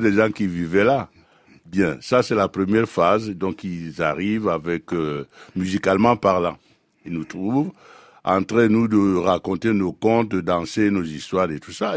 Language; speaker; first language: French; non-native, local second language; Duala